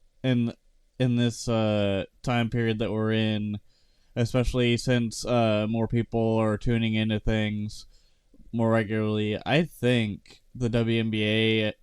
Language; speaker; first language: English; native; English